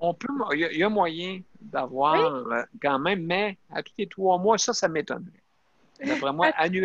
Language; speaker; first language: French; native; French